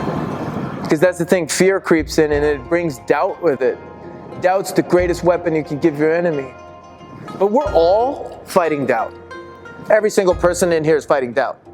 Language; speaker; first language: English; native; English